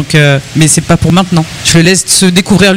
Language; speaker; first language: French; native; French